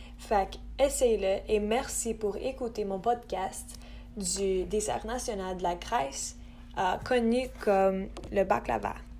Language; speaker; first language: French; non-native, local second language; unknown